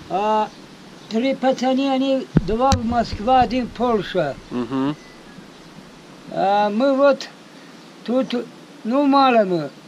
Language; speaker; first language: Russian; non-native, local second language; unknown